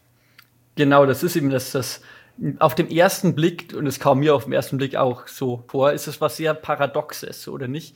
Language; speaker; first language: German; native; German